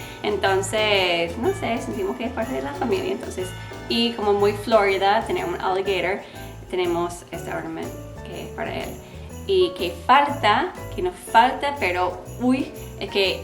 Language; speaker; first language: Spanish; non-native, learner; English